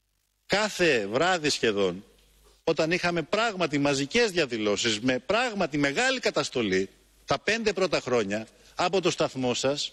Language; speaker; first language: Greek; native; Greek